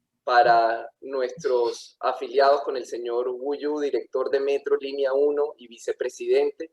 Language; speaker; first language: Spanish; native; Spanish